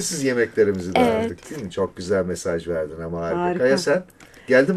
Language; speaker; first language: Turkish; native; Turkish